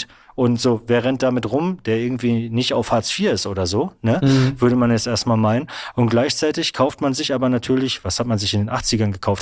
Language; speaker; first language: German; native; German